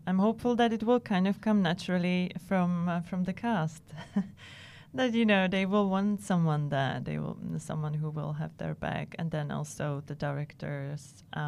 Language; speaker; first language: English; non-native, fluent; Czech